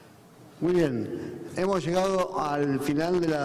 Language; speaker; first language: Spanish; native; Spanish